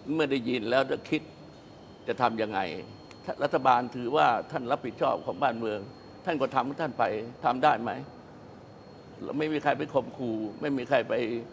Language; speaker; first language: Thai; native; Thai